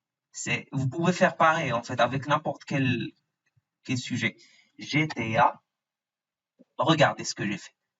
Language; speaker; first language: French; non-native, fluent; Arabic